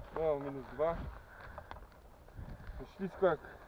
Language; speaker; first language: Polish; native; Polish